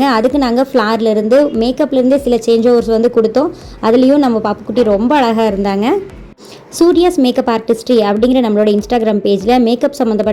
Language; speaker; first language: Tamil; native; Tamil